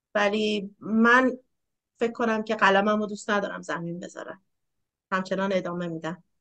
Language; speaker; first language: Persian; native; Persian